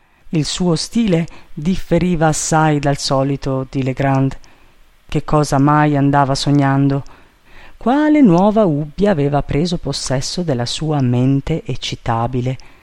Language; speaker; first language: Italian; native; Italian